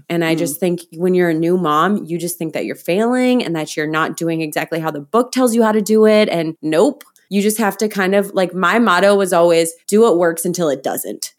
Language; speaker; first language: English; native; English